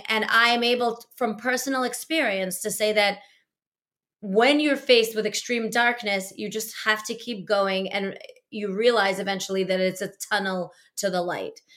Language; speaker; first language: English; early bilingual, other home language; Russian